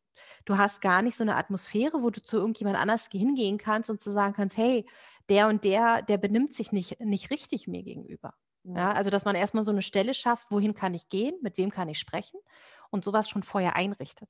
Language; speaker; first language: German; native; German